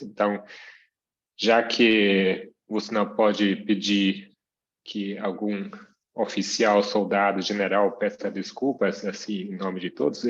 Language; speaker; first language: Portuguese; early bilingual, heritage; Portuguese